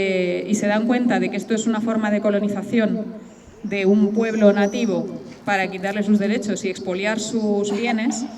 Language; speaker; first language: Spanish; early bilingual, other home language; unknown